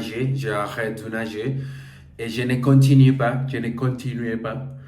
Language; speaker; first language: French; non-native, learner; Portuguese